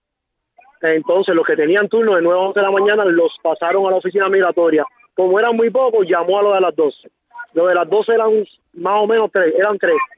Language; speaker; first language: Spanish; native; Spanish